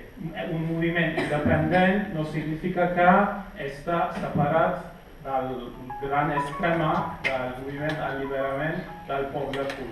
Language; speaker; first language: Catalan; non-native, fluent; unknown